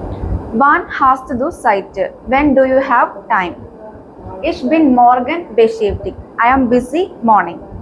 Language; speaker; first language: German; non-native, fluent; Malayalam